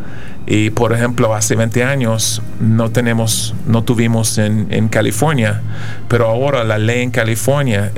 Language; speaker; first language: Spanish; non-native, fluent; English